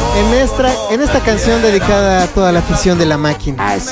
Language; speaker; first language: Spanish; native; Spanish